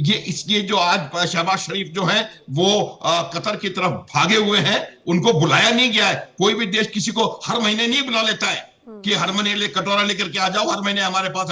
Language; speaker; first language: Hindi; native; Hindi